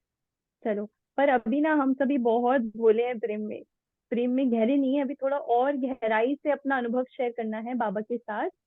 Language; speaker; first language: Hindi; native; Hindi